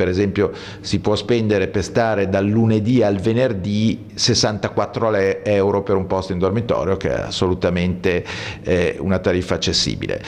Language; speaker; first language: Italian; native; Italian